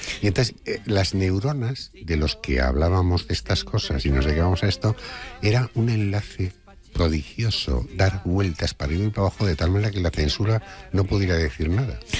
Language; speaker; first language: Spanish; native; Spanish